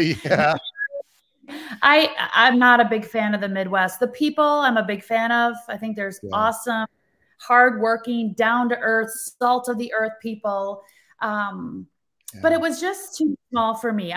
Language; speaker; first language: English; native; English